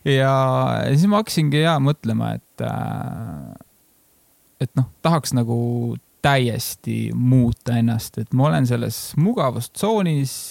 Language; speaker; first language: Estonian; native; Estonian